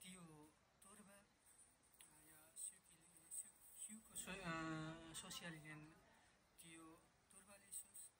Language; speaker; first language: Finnish; non-native, learner; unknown